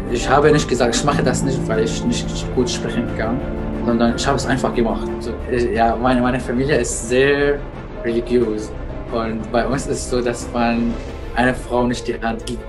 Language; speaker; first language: German; non-native, fluent; Arabic